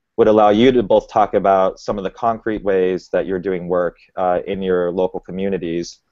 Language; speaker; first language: English; native; English